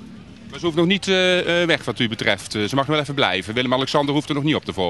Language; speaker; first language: Dutch; native; Dutch